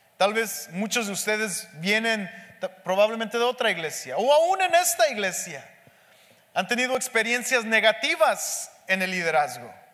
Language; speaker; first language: Spanish; early bilingual, heritage; Spanish